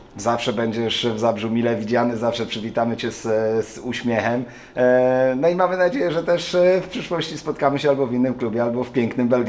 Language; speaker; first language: Polish; native; Polish